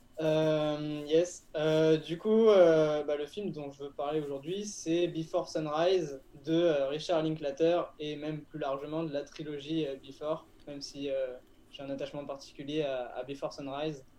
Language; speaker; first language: French; native; French